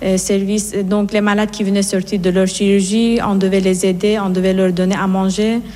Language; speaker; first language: French; non-native, fluent; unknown